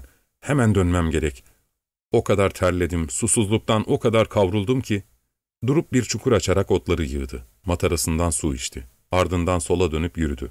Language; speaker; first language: Turkish; native; Turkish